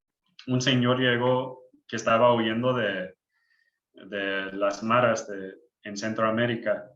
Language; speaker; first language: Spanish; early bilingual, heritage; English